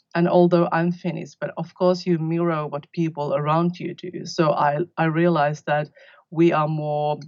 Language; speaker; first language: English; non-native, fluent; Finnish